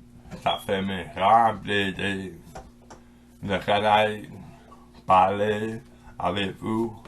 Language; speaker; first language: French; non-native, local second language; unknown